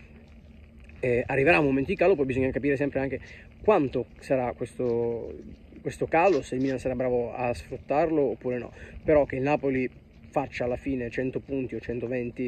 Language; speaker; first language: Italian; native; Italian